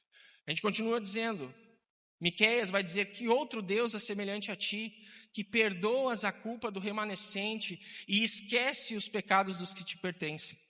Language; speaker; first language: Portuguese; native; Portuguese